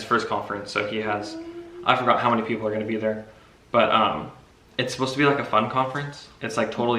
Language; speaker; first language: English; native; English